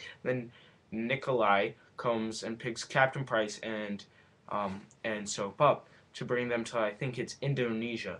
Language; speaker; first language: English; native; English